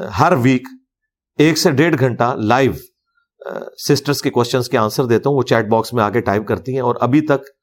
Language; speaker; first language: Urdu; non-native, local second language; Punjabi